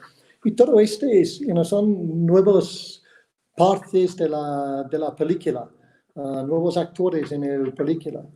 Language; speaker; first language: Spanish; non-native, fluent; English